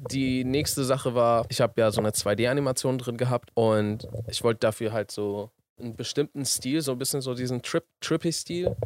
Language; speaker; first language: German; early bilingual, other home language; Persian